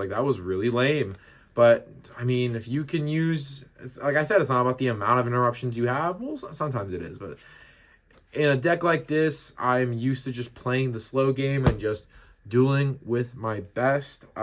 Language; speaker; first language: English; native; English